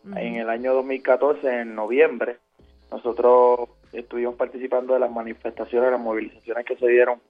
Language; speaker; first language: Spanish; native; Spanish